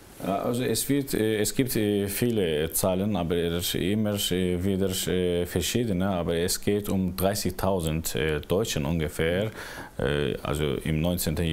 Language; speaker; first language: German; non-native, fluent; Azerbaijani